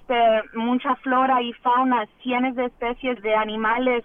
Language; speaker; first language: Spanish; early bilingual, heritage; Spanish